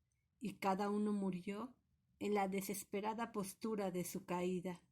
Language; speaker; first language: Spanish; native; Spanish